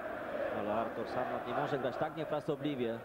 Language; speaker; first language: Polish; native; Polish